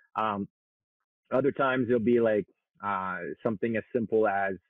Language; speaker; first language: English; non-native, fluent; French